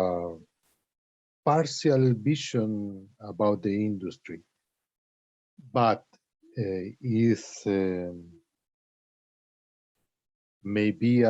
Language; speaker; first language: English; non-native, learner; Spanish